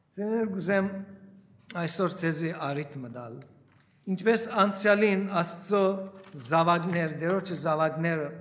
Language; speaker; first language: Armenian; early bilingual, heritage; Armenian